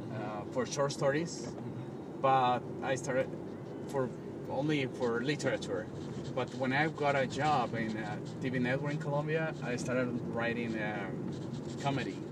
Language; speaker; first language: English; non-native, learner; Spanish